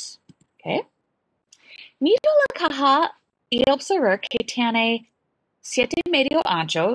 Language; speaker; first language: Spanish; non-native, learner; English